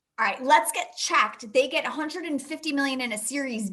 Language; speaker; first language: English; native; English